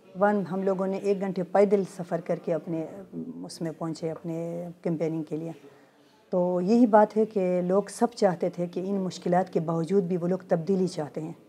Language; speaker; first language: Urdu; non-native, local second language; Khowar